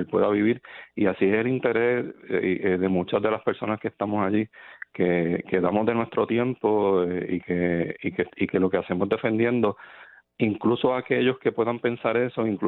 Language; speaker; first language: Spanish; native; Spanish